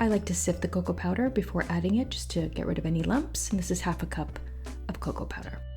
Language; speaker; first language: English; native; English